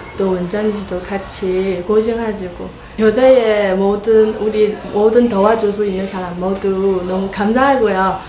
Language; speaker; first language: Korean; non-native, learner; Chinese